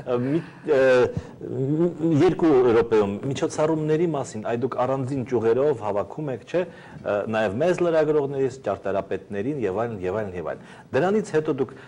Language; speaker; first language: Armenian; native; Armenian